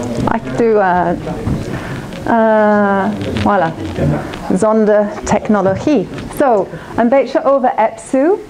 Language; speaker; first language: Dutch; non-native, learner; English